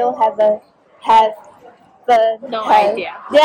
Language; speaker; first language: English; non-native, learner; Chinese